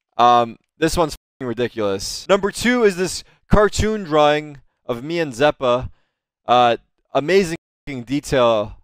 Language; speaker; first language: English; early bilingual, heritage; Turkish